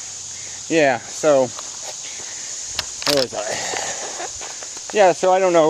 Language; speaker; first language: English; native; English